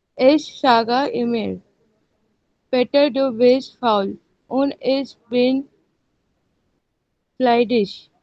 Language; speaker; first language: German; non-native, learner; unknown